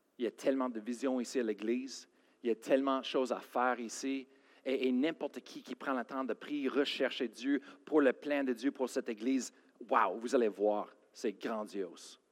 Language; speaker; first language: French; non-native, fluent; English